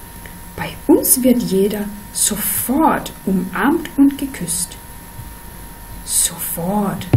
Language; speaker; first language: German; non-native, fluent; Danish